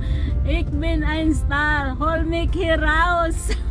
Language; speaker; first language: German; non-native, learner; Filipino